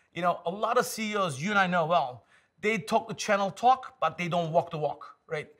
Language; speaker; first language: English; non-native, fluent; Turkish